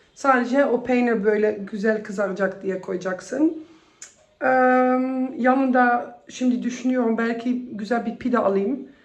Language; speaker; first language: Turkish; non-native, fluent; Dutch